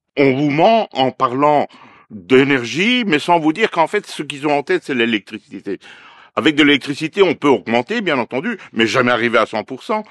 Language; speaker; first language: French; native; French